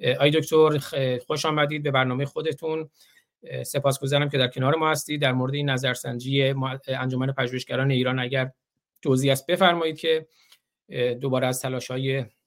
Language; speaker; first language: Persian; non-native, local second language; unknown